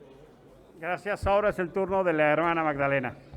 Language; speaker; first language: Spanish; native; Spanish